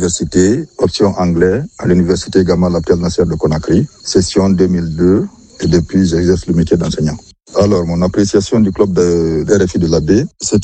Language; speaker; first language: French; non-native, local second language; Fula